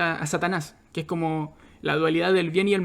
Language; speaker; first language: Spanish; native; Spanish